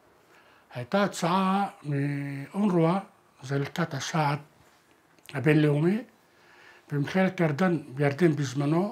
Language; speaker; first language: Hebrew; non-native, local second language; Arabic